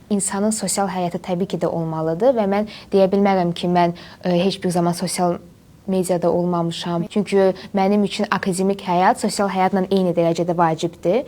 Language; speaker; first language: Azerbaijani; native; Azerbaijani